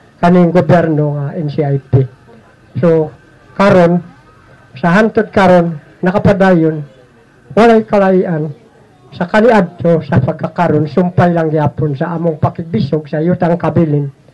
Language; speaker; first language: Cebuano; non-native, local second language; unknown